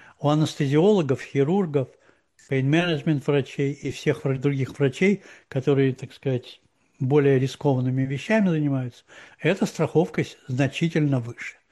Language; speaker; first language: Russian; native; Russian